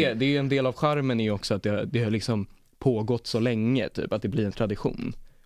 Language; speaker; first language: Swedish; native; Swedish